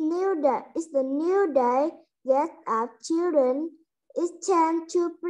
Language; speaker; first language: English; non-native, learner; Vietnamese